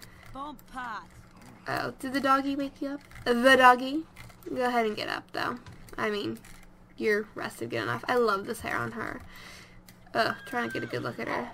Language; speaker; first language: English; native; English